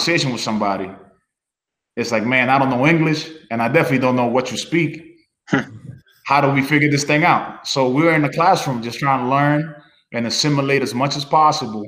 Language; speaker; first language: English; early bilingual, other home language; Spanish